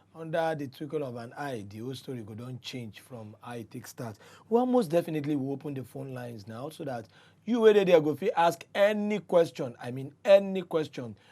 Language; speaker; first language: Nigerian Pidgin; native; Nigerian Pidgin